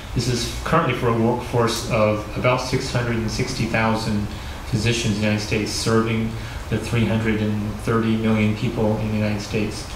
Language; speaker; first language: English; native; English